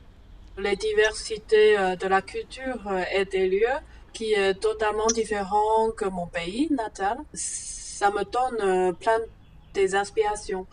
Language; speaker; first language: French; non-native, fluent; Chinese